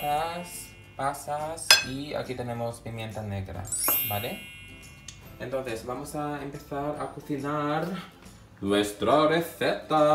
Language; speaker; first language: Spanish; non-native, fluent; Filipino